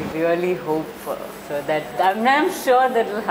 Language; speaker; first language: Kannada; non-native, learner; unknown